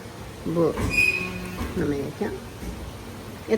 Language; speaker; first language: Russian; non-native, fluent; Uzbek